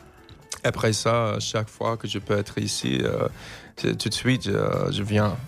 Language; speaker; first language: French; non-native, learner; English